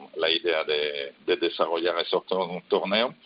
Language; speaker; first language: Spanish; non-native, fluent; French